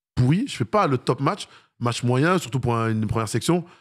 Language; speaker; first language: French; native; French